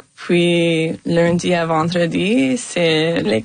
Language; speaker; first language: French; non-native, local second language; English